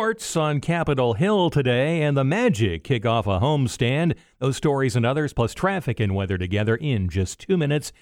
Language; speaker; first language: English; native; English